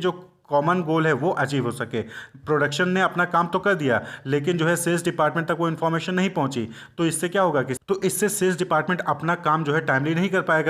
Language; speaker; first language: Hindi; native; Hindi